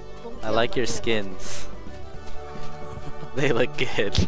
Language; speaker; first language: English; non-native, learner; Korean